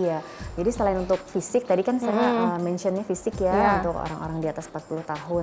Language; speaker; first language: Indonesian; native; Indonesian